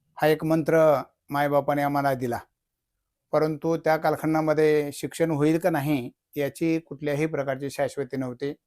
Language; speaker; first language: Marathi; native; Marathi